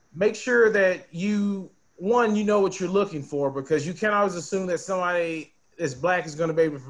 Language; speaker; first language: English; native; English